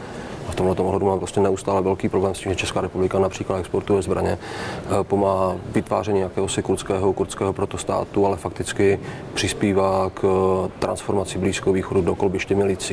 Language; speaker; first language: Czech; native; Czech